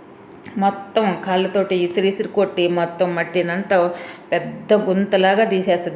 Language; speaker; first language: Telugu; native; Telugu